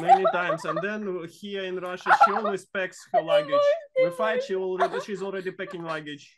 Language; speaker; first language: English; non-native, fluent; Russian